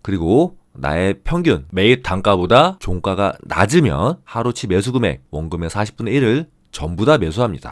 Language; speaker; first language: Korean; native; Korean